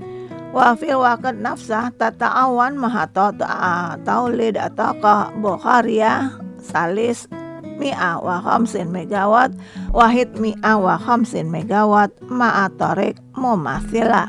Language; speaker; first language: Arabic; non-native, learner; Indonesian